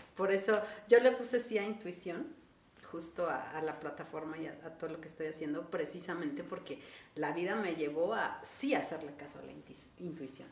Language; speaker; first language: Spanish; native; Spanish